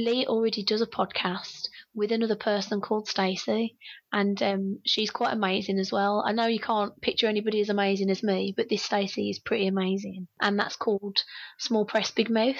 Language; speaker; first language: English; native; English